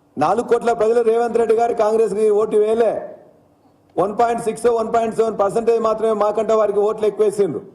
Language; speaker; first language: Telugu; native; Telugu